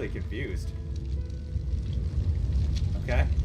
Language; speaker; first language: English; native; English